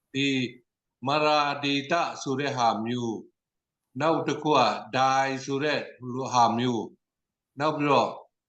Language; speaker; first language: Burmese; non-native, local second language; Tedim Chin